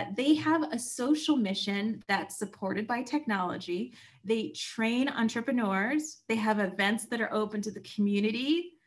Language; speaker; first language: English; native; English